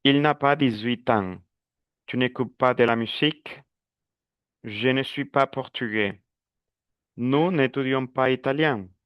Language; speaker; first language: French; non-native, fluent; Spanish